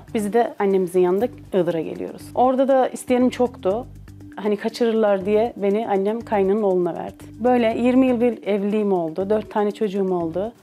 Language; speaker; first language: Turkish; early bilingual, other home language; Azerbaijani